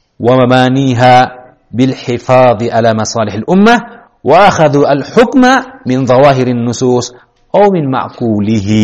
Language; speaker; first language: Arabic; non-native, fluent; Indonesian